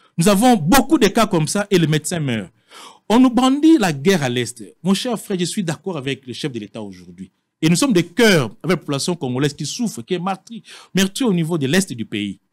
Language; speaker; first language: French; non-native, local second language; Lingala